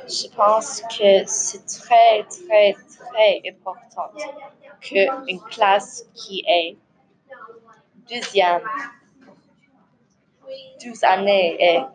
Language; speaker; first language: French; non-native, learner; English